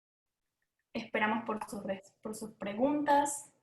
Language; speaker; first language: Spanish; native; Spanish